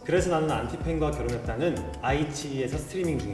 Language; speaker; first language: Korean; native; Korean